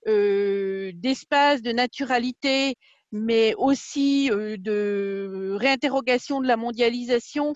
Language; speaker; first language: French; native; French